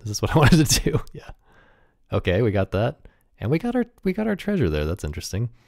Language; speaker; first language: English; native; English